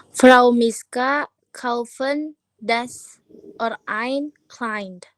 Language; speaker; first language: German; non-native, learner; Indonesian